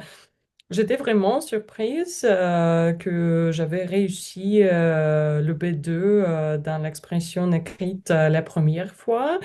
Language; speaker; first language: French; non-native, learner; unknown